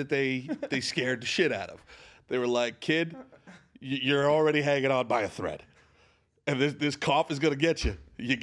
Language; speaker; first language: English; native; English